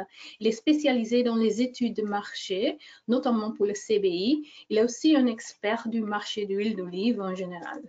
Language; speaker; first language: French; non-native, fluent; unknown